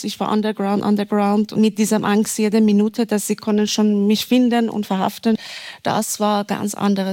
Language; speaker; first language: German; non-native, fluent; Persian